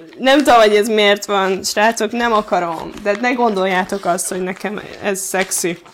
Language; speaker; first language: Hungarian; native; Hungarian